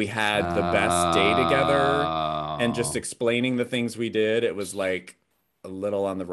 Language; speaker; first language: English; native; English